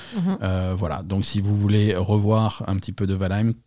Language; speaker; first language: French; native; French